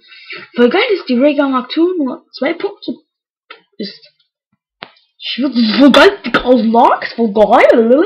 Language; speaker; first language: German; native; German